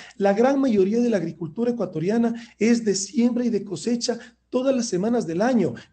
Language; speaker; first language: Spanish; native; Spanish